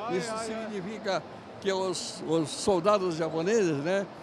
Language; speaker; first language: Portuguese; native; Portuguese